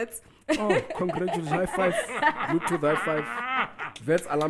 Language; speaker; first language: English; non-native, local second language; Tsonga